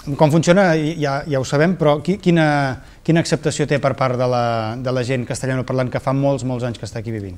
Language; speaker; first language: Catalan; native; Catalan